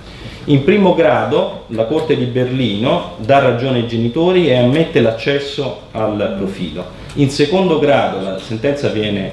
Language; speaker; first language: Italian; native; Italian